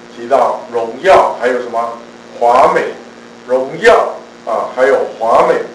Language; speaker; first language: Chinese; native; Chinese